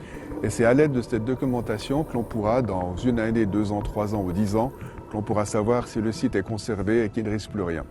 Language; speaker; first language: French; native; French